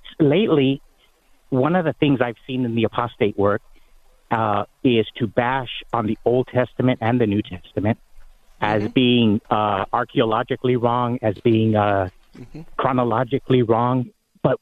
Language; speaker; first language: English; non-native, fluent; Spanish